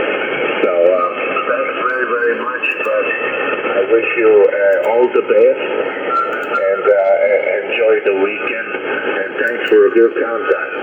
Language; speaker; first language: English; non-native, fluent; Italian